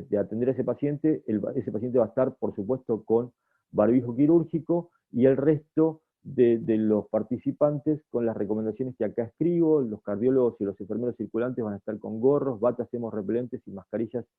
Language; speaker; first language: Spanish; native; Spanish